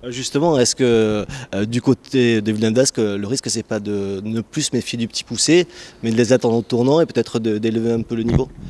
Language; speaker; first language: French; native; French